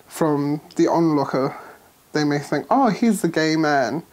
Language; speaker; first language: English; native; English